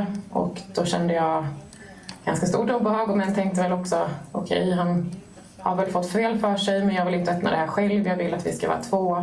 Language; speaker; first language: Swedish; native; Swedish